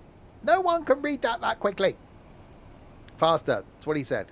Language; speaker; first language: English; native; English